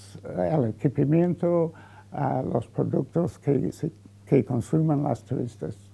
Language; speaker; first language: Spanish; non-native, fluent; English